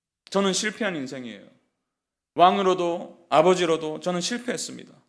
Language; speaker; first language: Korean; native; Korean